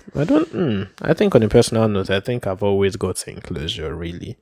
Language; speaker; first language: English; non-native, local second language; Yoruba